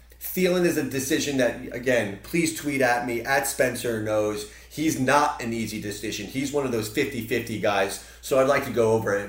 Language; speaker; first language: English; native; English